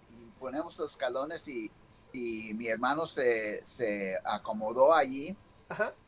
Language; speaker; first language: Spanish; early bilingual, heritage; Spanish